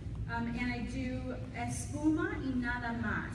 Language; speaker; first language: Spanish; non-native, fluent; English